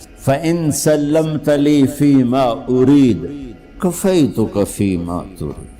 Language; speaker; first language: Urdu; non-native, local second language; Punjabi